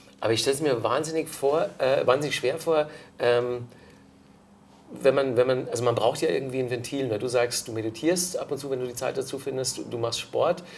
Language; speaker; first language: German; native; German